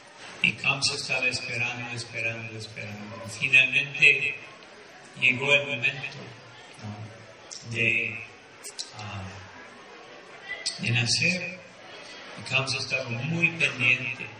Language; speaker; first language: Spanish; non-native, fluent; Portuguese